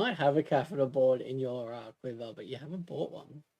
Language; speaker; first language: English; native; English